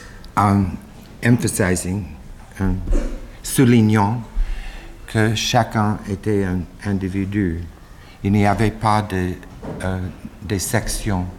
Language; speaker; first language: French; non-native, fluent; English